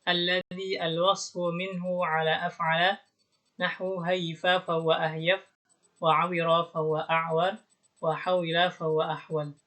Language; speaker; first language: Arabic; non-native, learner; Indonesian